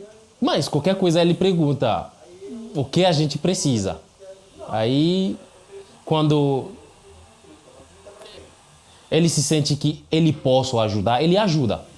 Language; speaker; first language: Portuguese; non-native, fluent; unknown